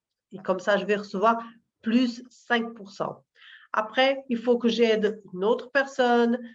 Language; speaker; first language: French; non-native, learner; Portuguese